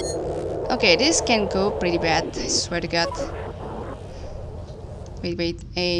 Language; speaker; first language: English; non-native, fluent; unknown